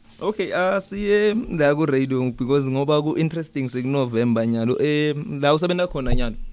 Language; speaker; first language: Zulu; non-native, local second language; Swati